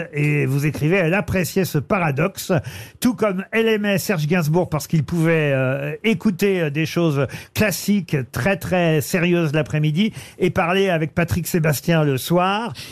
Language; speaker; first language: French; native; French